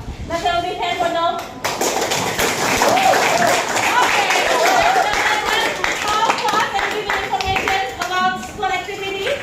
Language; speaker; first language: English; non-native, learner; Indonesian